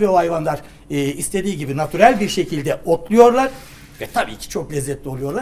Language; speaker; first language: Turkish; native; Turkish